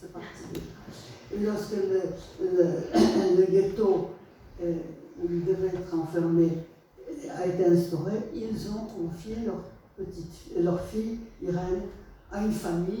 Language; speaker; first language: French; non-native, fluent; Polish